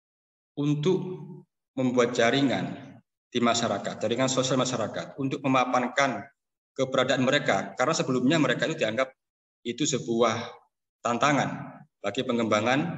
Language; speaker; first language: Indonesian; native; Indonesian